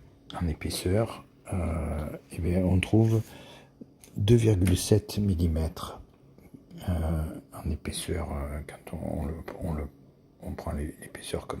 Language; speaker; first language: French; native; French